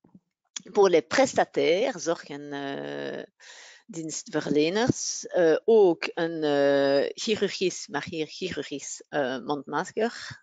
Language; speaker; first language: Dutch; non-native, local second language; French